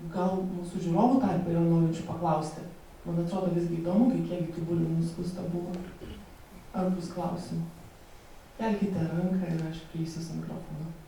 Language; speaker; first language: Lithuanian; native; Lithuanian